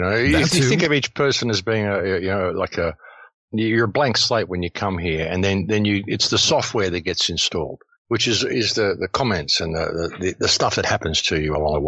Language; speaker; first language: English; native; English